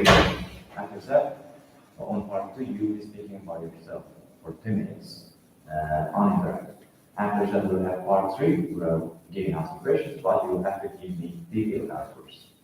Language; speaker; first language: English; non-native, fluent; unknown